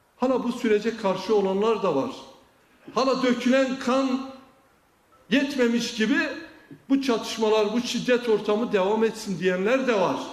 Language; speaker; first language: Turkish; non-native, local second language; Kurdish